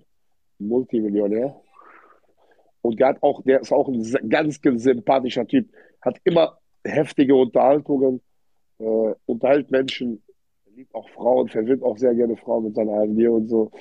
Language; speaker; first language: German; early bilingual, other home language; Arabic